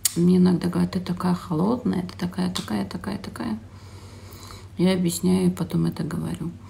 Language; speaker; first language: Russian; non-native, local second language; Azerbaijani